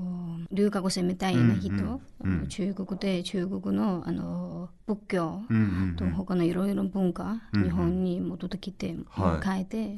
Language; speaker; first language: Japanese; non-native, learner; Chinese